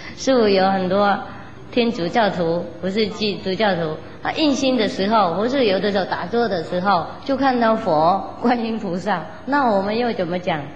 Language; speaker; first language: Chinese; non-native, fluent; Vietnamese